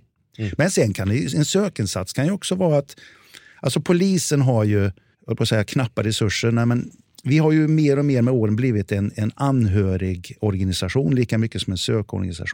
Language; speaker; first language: Swedish; native; Swedish